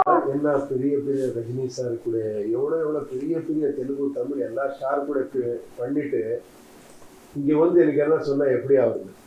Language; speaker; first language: Tamil; non-native, learner; Kannada